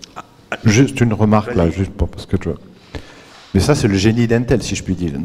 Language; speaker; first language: French; native; French